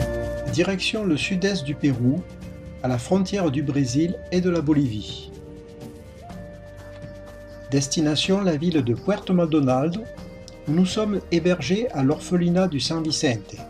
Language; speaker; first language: French; native; French